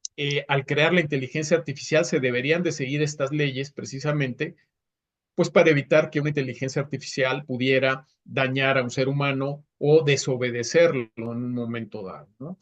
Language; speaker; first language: Spanish; native; Spanish